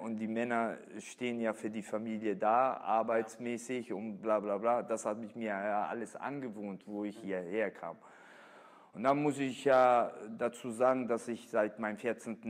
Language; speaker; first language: German; early bilingual, other home language; Italian